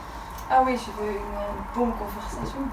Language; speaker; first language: French; non-native, learner; Dutch